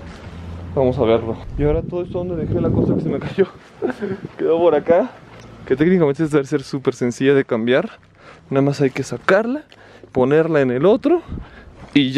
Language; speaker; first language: Spanish; native; Spanish